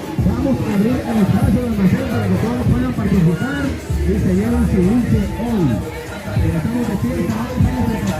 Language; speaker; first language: Spanish; native; Spanish